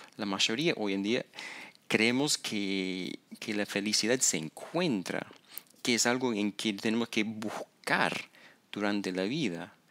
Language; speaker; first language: Spanish; non-native, fluent; English